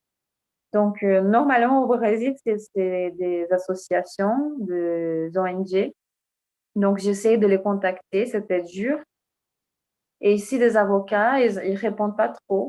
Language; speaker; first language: French; non-native, fluent; Portuguese